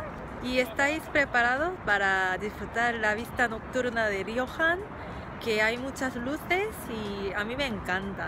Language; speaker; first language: Spanish; non-native, fluent; Korean